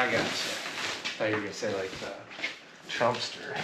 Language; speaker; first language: English; native; English